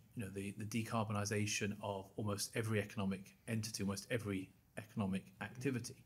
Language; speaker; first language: English; native; English